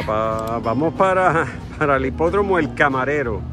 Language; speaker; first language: Spanish; native; Spanish